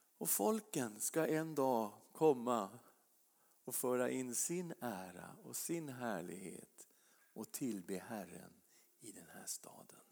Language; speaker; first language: Swedish; native; Swedish